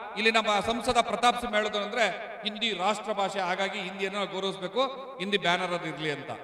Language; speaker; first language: Kannada; native; Kannada